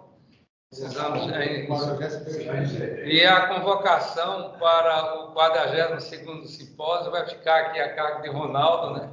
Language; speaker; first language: Portuguese; native; Portuguese